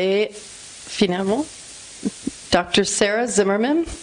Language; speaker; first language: French; non-native, fluent; English